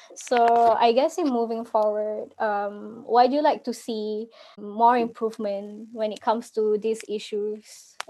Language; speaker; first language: English; non-native, local second language; Malay